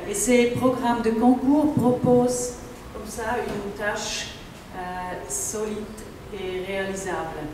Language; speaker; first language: French; non-native, learner; German